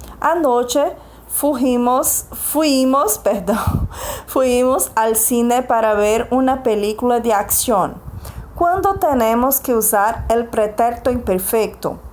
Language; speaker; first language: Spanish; non-native, fluent; Portuguese